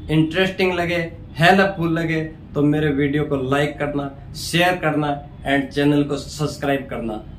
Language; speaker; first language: Hindi; native; Hindi